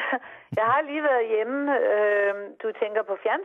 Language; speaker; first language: Danish; native; Danish